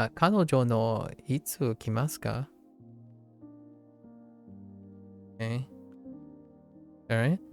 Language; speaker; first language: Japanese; non-native, learner; English